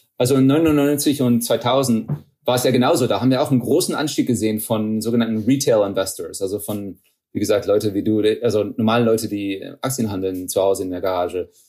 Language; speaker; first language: German; early bilingual, heritage; German